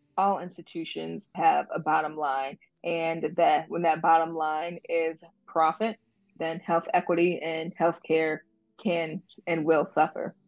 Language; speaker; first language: English; native; English